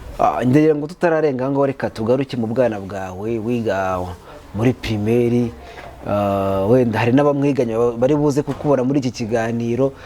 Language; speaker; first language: Kinyarwanda; native; Kinyarwanda